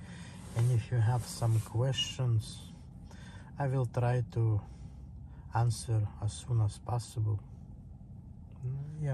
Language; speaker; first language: English; non-native, learner; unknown